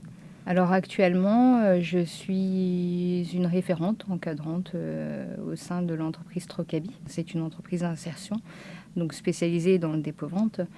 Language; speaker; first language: French; native; French